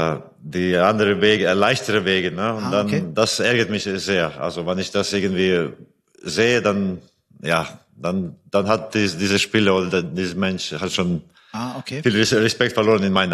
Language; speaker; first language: German; non-native, fluent; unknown